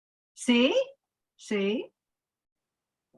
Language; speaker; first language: Spanish; non-native, learner; English